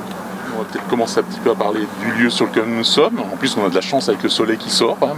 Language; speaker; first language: French; native; French